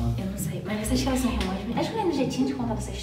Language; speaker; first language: Portuguese; native; Portuguese